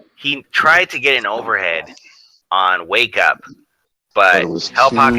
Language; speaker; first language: English; native; English